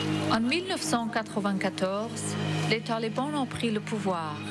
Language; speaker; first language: French; non-native, fluent; Persian